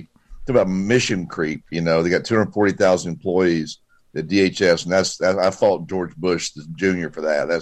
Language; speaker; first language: English; native; English